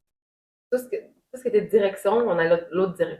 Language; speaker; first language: French; native; French